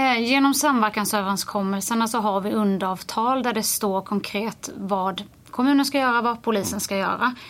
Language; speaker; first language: Swedish; native; Swedish